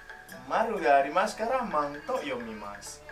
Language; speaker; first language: Japanese; non-native, fluent; Indonesian